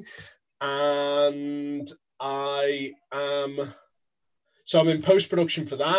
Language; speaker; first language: English; native; English